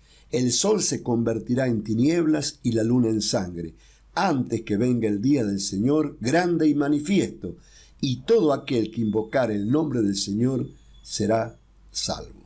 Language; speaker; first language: Spanish; native; Spanish